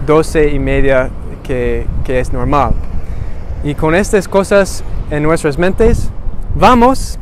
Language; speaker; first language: Spanish; non-native, learner; English